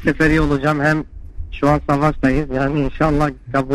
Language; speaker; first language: Turkish; non-native, fluent; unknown